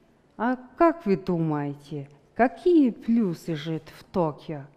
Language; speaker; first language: Russian; non-native, fluent; Mongolian